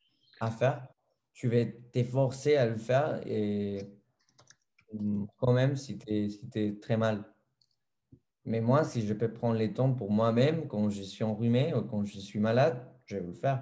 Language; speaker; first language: French; non-native, fluent; Spanish